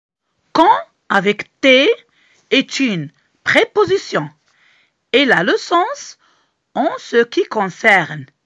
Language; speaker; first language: French; non-native, local second language; Arabic